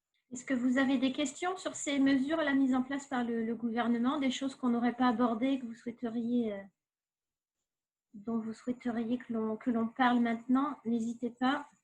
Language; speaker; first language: French; native; French